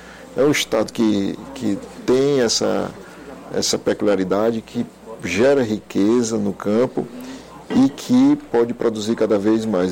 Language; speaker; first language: Portuguese; native; Portuguese